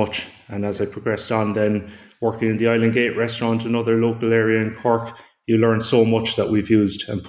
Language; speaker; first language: English; native; English